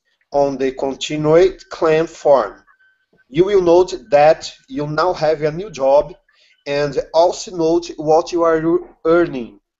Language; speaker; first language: English; non-native, learner; Portuguese